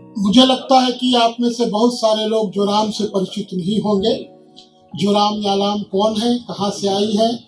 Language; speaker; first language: Hindi; native; Hindi